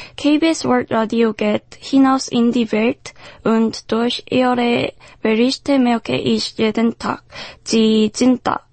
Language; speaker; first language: German; non-native, fluent; Korean